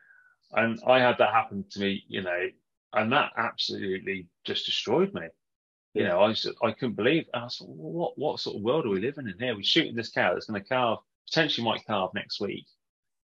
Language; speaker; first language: English; native; English